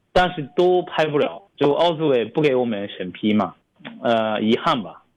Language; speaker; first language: Chinese; non-native, fluent; Japanese